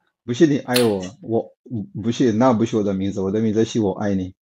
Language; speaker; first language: Chinese; non-native, fluent; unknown